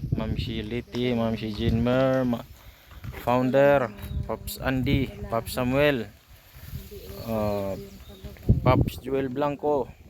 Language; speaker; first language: Filipino; native; Filipino